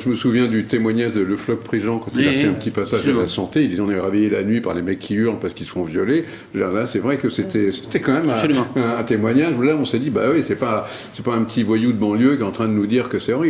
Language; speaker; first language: French; native; French